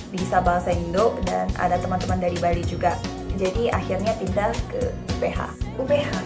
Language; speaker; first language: Indonesian; early bilingual, other home language; Korean